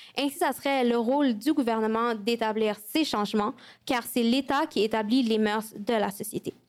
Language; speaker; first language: French; early bilingual, other home language; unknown